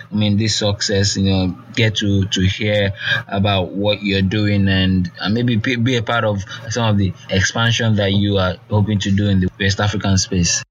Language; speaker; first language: English; non-native, local second language; Yoruba